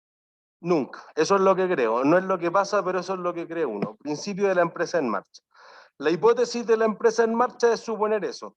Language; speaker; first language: Spanish; native; Spanish